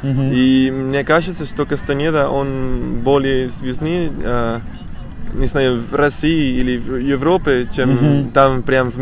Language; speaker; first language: Russian; non-native, learner; Spanish